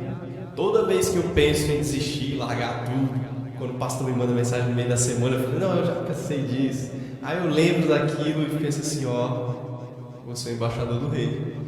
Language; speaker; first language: Portuguese; native; Portuguese